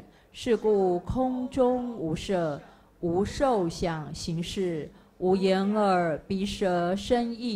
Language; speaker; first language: Chinese; native; Chinese